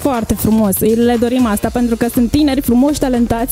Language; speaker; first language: Romanian; native; Romanian